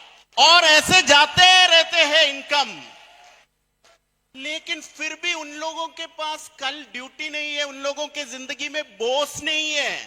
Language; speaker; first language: Hindi; non-native, fluent; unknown